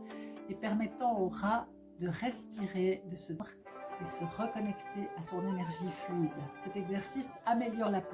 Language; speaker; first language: French; native; French